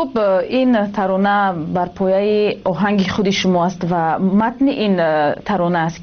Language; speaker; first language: Tajik; native; Tajik